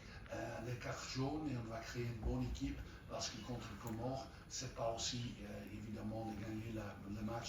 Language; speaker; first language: French; non-native, fluent; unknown